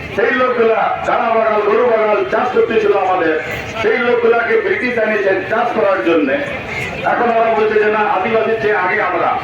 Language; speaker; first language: Bangla; non-native, local second language; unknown